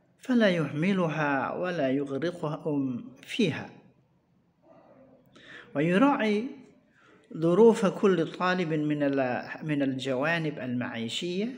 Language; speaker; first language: Arabic; non-native, fluent; Indonesian